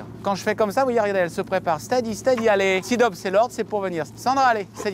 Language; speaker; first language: French; native; French